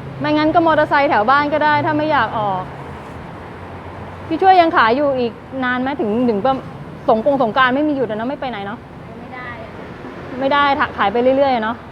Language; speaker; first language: Thai; native; Thai